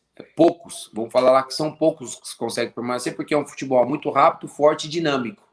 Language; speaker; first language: Portuguese; native; Portuguese